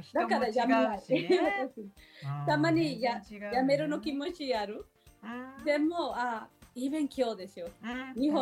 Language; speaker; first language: Japanese; non-native, learner; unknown